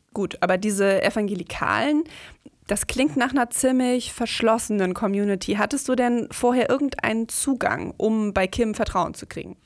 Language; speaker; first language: German; native; German